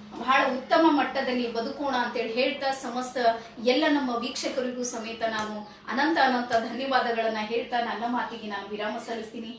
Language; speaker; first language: Kannada; native; Kannada